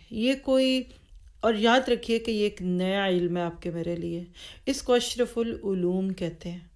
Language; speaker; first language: Urdu; native; Urdu